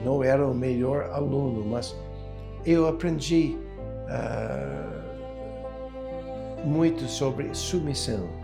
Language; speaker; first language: Portuguese; non-native, fluent; English